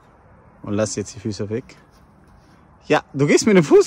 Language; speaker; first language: German; non-native, learner; Arabic